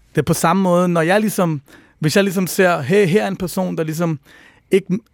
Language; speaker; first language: Danish; early bilingual, other home language; Persian